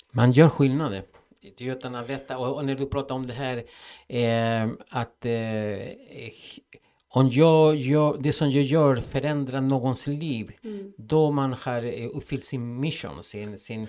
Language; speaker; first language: Swedish; non-native, fluent; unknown